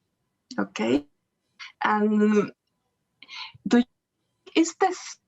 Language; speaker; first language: English; non-native, learner; Spanish